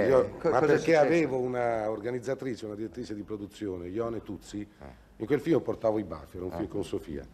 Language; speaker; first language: Italian; native; Italian